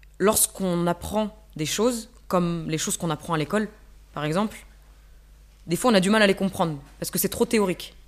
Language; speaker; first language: French; native; French